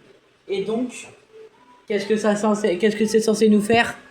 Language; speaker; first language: French; native; French